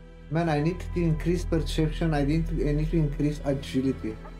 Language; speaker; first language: English; non-native, fluent; Romanian